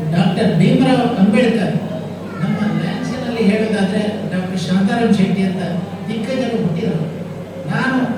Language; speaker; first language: Kannada; native; Kannada